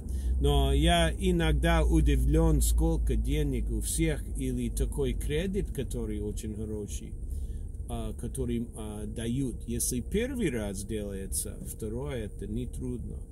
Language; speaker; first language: Russian; non-native, learner; English